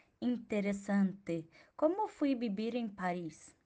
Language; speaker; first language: Portuguese; non-native, learner; Spanish